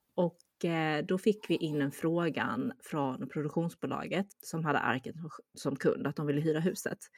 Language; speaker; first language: Swedish; early bilingual, other home language; Chinese